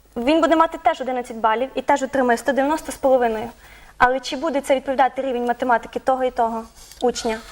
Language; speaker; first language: Ukrainian; native; Ukrainian